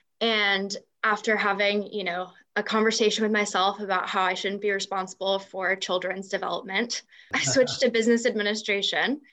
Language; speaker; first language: English; native; English